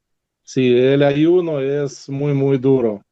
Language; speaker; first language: Spanish; non-native, learner; Russian